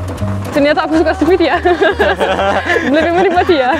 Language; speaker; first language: Indonesian; non-native, fluent; Turkish